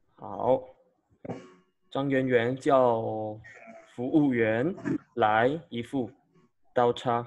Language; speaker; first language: Chinese; non-native, fluent; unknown